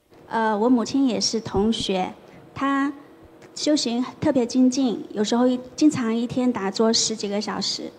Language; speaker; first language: Chinese; native; Chinese